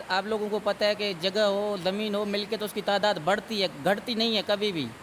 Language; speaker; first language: Urdu; non-native, local second language; Saraiki